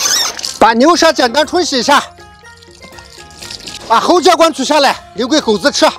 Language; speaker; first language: Chinese; native; Chinese